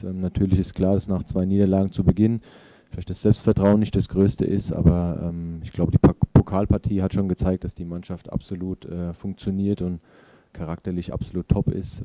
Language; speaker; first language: German; native; German